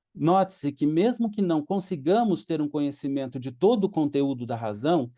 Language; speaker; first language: Portuguese; native; Portuguese